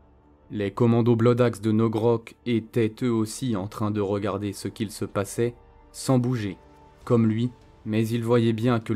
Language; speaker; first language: French; native; French